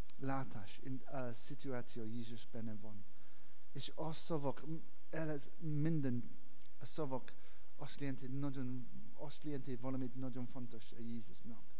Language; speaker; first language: Hungarian; non-native, learner; English